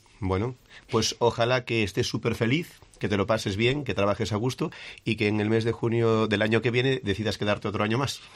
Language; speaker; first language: Spanish; native; Spanish